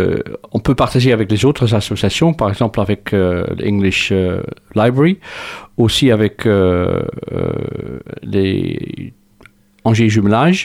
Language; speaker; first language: French; non-native, fluent; Dutch